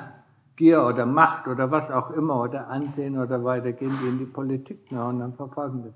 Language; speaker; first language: German; non-native, fluent; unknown